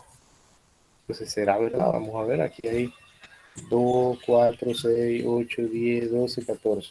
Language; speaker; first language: Spanish; native; Spanish